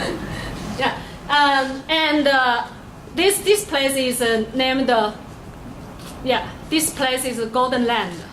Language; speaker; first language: English; non-native, learner; Chinese